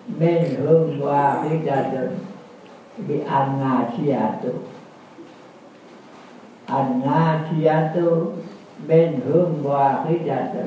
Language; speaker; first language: Arabic; non-native, fluent; Javanese